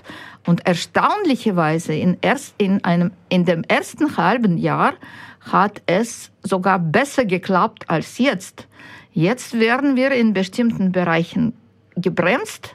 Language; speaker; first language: German; non-native, fluent; Ukrainian